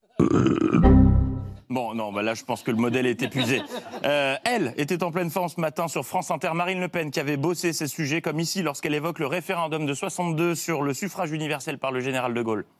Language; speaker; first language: French; native; French